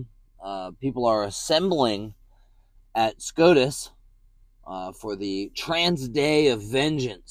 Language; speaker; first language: English; native; English